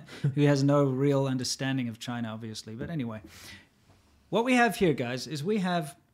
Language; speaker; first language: English; native; English